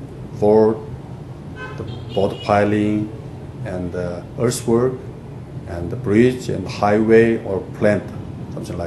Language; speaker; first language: English; non-native, fluent; Korean